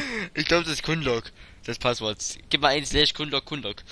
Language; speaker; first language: German; native; German